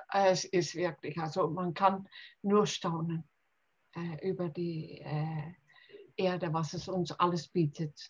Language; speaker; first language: German; non-native, fluent; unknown